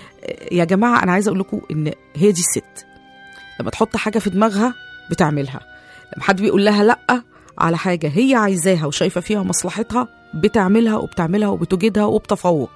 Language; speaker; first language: Arabic; native; Arabic